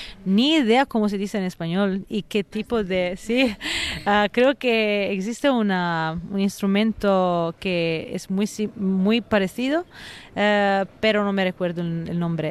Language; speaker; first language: Spanish; non-native, fluent; Italian